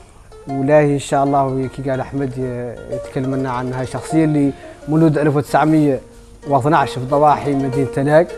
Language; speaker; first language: Arabic; native; Arabic